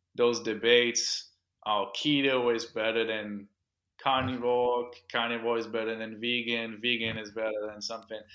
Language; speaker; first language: English; non-native, local second language; French